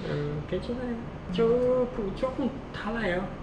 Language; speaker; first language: Korean; non-native, learner; Portuguese